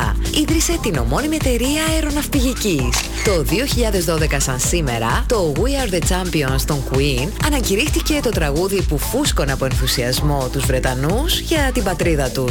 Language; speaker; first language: Greek; native; Greek